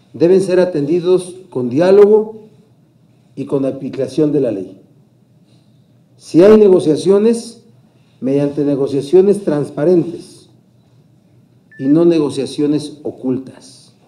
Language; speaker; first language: Spanish; native; Spanish